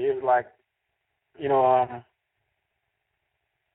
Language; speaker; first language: English; native; English